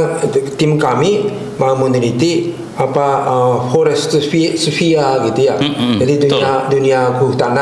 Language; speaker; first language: Indonesian; non-native, fluent; Japanese